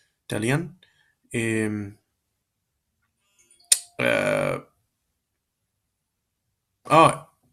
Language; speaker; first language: French; non-native, learner; Spanish